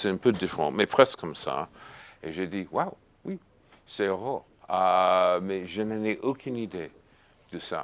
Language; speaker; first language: French; non-native, fluent; English